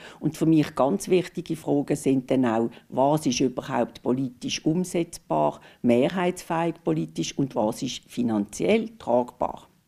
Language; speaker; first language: German; native; German